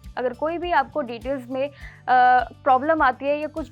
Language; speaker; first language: Hindi; native; Hindi